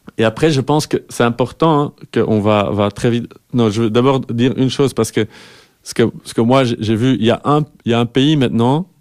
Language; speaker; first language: French; non-native, fluent; Dutch